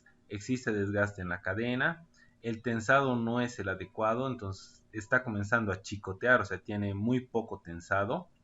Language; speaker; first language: Spanish; native; Spanish